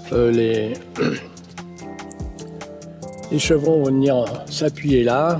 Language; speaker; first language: French; native; French